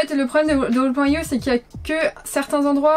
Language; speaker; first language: French; native; French